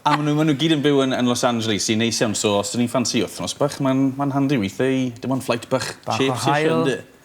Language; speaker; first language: Welsh; native; Welsh